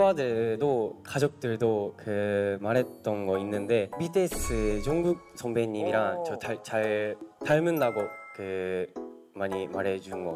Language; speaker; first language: Korean; non-native, learner; Japanese